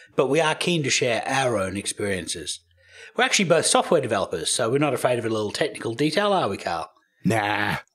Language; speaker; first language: English; native; English